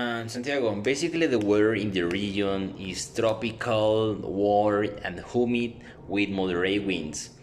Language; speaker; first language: English; non-native, learner; Spanish